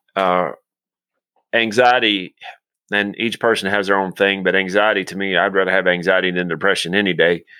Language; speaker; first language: English; native; English